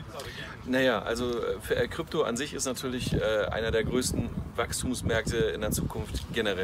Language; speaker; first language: German; native; German